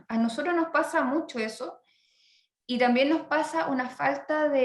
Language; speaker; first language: Spanish; native; Spanish